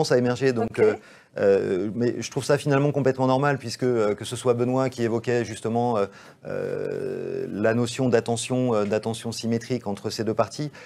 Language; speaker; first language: French; native; French